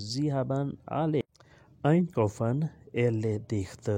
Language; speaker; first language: German; non-native, learner; Urdu